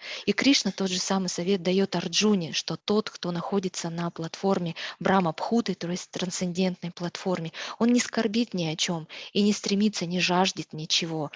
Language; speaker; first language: Russian; native; Russian